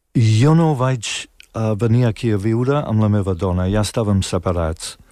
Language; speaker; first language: Catalan; non-native, fluent; English